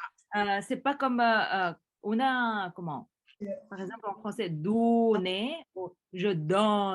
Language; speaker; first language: French; early bilingual, other home language; Korean